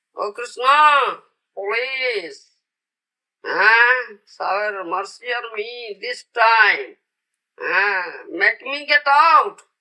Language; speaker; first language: English; non-native, local second language; Odia